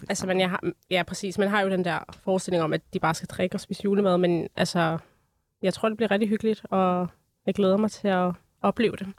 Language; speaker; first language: Danish; early bilingual, other home language; Arabic